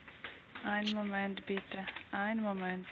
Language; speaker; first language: German; non-native, learner; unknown